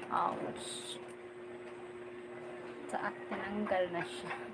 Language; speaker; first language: Filipino; non-native, local second language; Bikol